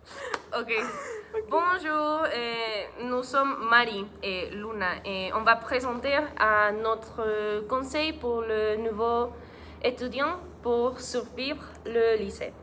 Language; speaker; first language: French; non-native, learner; Spanish